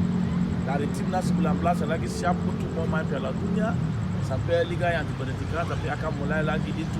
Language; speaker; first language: Indonesian; non-native, fluent; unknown